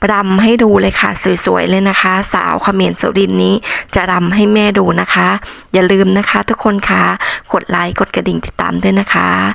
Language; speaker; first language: Thai; non-native, local second language; Khmer